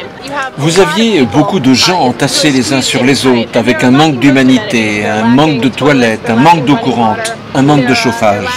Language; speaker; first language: French; non-native, fluent; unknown